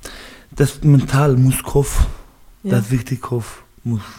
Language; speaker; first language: German; non-native, learner; Baluchi